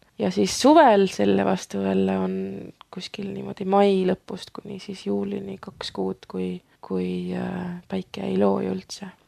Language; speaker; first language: Estonian; native; Estonian